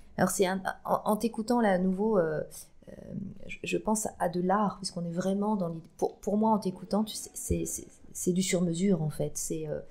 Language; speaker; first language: French; native; French